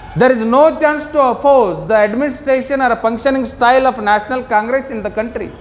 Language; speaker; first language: English; non-native, local second language; Kannada